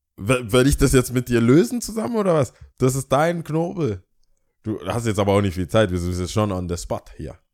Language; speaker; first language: German; early bilingual, other home language; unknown